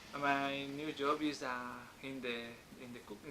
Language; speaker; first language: English; non-native, learner; Spanish